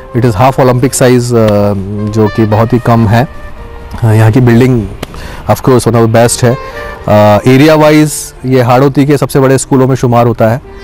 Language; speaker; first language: Hindi; native; Hindi